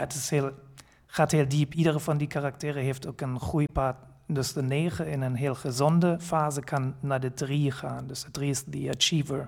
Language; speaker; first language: Dutch; non-native, fluent; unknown